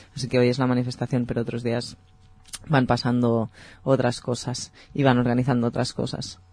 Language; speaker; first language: Spanish; native; Spanish